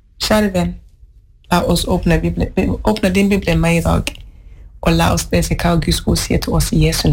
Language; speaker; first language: Norwegian; non-native, fluent; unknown